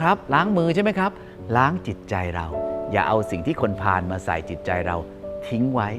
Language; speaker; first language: Thai; native; Thai